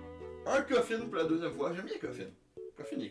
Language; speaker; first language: French; native; French